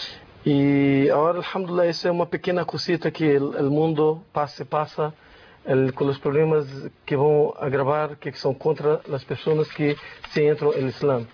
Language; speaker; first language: Spanish; non-native, learner; Portuguese